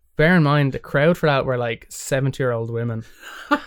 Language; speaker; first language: English; native; English